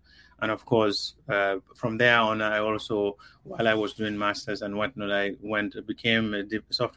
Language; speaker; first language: English; non-native, local second language; Mandingo